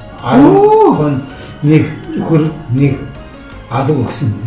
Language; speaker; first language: Mongolian; non-native, local second language; Kazakh